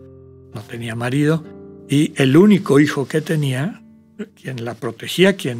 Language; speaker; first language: Spanish; native; Spanish